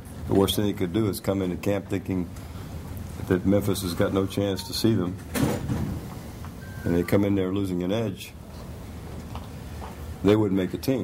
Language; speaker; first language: English; native; English